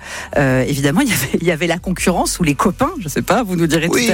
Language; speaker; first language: French; native; French